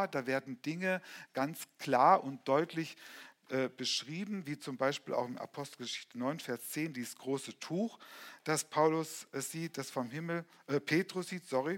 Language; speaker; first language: German; native; German